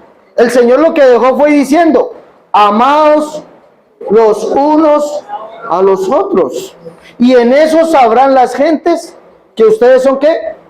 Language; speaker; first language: Spanish; native; Spanish